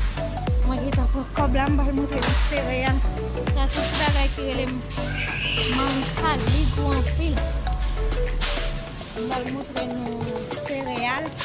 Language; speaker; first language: French; non-native, learner; Haitian Creole